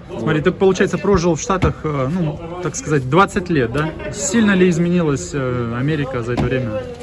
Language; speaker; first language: Russian; native; Russian